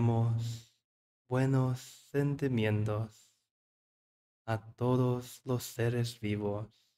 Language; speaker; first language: Spanish; non-native, fluent; English